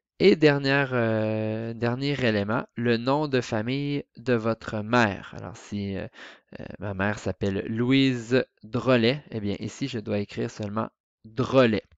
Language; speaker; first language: French; native; French